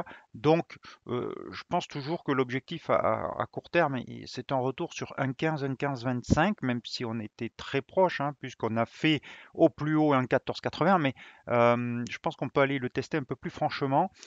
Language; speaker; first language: French; native; French